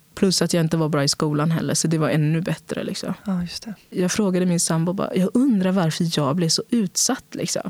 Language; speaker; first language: Swedish; early bilingual, other home language; Portuguese